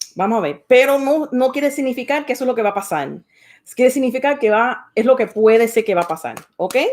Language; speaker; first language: Spanish; early bilingual, heritage; Spanish